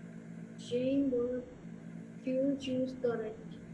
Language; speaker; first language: French; non-native, learner; English